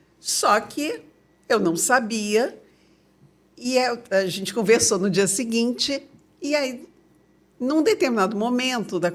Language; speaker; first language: Portuguese; native; Portuguese